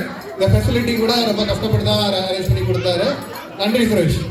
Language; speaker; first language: Tamil; native; Tamil